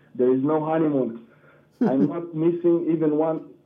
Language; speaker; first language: English; non-native, learner; Hebrew